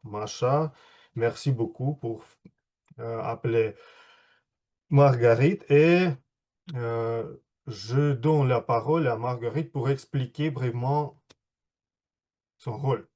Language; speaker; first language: French; non-native, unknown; Russian